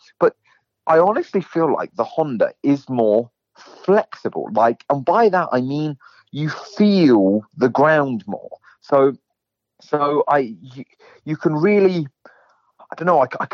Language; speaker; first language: English; native; English